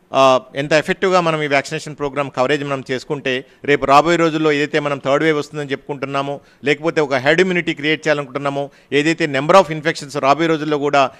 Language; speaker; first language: Telugu; native; Telugu